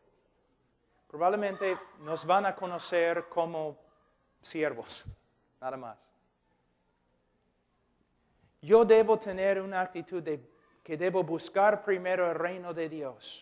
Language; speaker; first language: Spanish; non-native, fluent; English